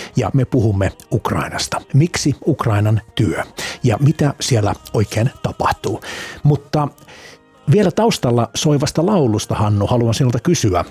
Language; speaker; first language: Finnish; native; Finnish